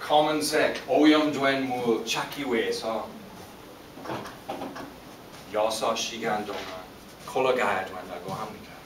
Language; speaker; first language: Korean; non-native, fluent; English